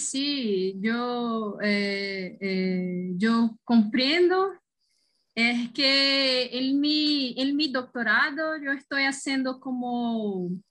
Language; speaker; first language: Spanish; non-native, learner; Portuguese